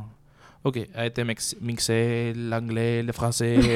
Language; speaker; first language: French; non-native, learner; Spanish